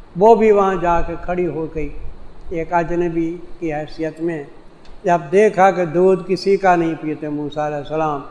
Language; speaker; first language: Urdu; non-native, local second language; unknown